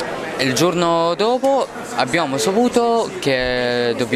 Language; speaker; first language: Italian; non-native, learner; Arabic